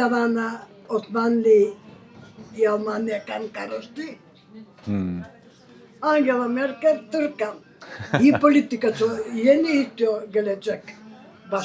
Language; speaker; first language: Turkish; non-native, local second language; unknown